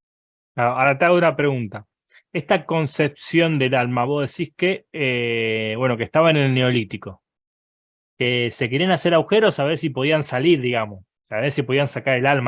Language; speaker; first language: Spanish; native; Spanish